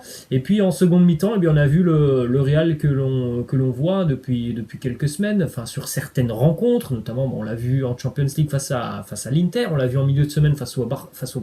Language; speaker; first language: French; native; French